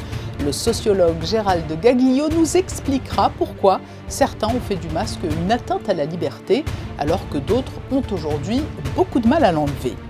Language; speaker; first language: French; native; French